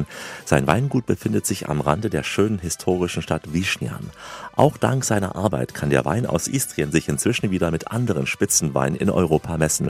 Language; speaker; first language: German; native; German